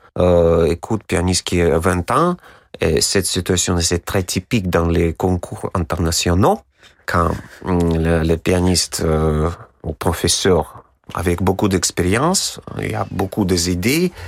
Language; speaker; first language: French; non-native, learner; Russian